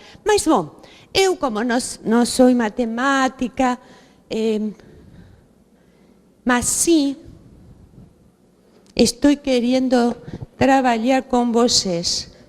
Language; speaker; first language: Portuguese; non-native, fluent; Spanish